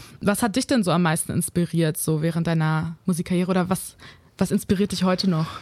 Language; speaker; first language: German; native; German